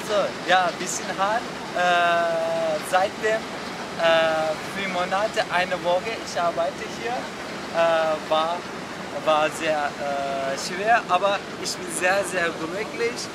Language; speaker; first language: German; non-native, learner; Turkish